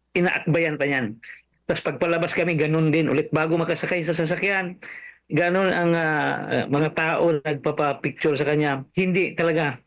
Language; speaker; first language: Filipino; non-native, local second language; Cebuano